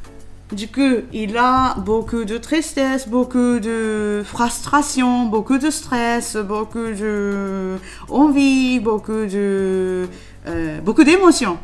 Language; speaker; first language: French; non-native, learner; Japanese